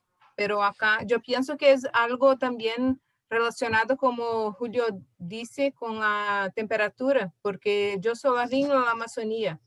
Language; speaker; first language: Spanish; non-native, learner; Portuguese